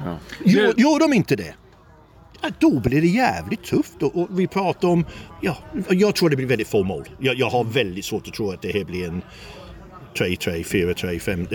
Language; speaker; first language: Swedish; non-native, fluent; English